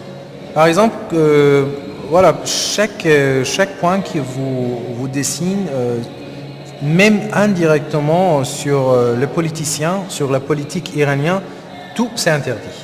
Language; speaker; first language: French; non-native, learner; Persian